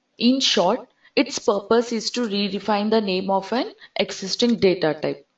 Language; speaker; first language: English; non-native, local second language; Telugu